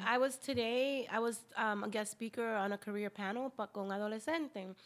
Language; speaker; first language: English; early bilingual, other home language; Spanish